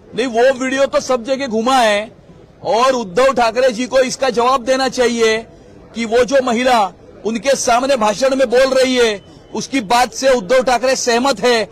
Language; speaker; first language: Hindi; non-native, local second language; Marathi